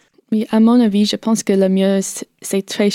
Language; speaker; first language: French; non-native, learner; English